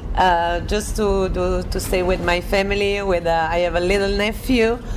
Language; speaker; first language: English; non-native, fluent; Italian